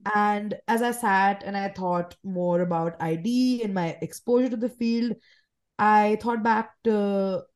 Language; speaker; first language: English; non-native, local second language; Hindi